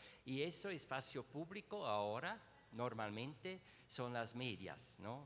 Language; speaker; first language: Spanish; non-native, learner; Swiss German